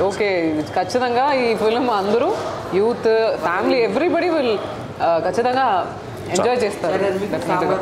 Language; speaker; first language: Telugu; non-native, learner; Tamil